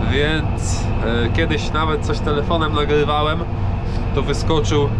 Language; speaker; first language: Polish; native; Polish